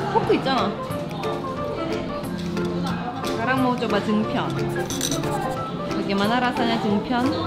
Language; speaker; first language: Indonesian; non-native, learner; Korean